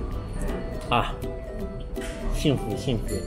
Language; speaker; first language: Chinese; non-native, fluent; Japanese